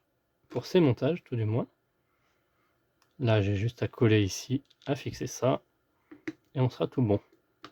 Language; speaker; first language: French; native; French